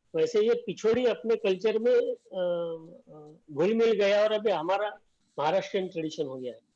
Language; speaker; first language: Hindi; non-native, local second language; Marathi